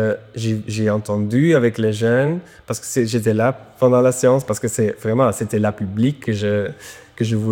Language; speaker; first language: French; non-native, learner; Dutch